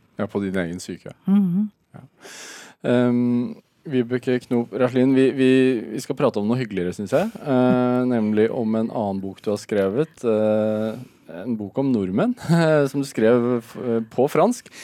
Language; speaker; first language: Norwegian; native; Norwegian